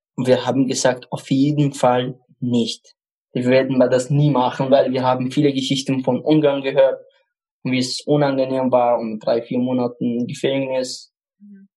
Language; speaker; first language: German; non-native, fluent; Arabic